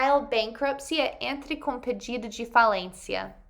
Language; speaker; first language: Portuguese; non-native, fluent; English